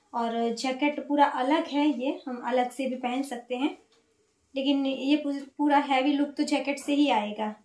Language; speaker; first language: Hindi; non-native, local second language; Gujarati